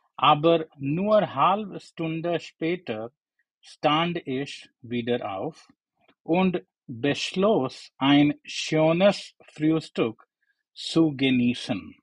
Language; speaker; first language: German; non-native, learner; English